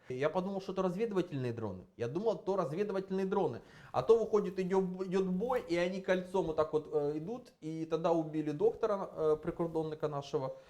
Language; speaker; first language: Ukrainian; non-native, local second language; Russian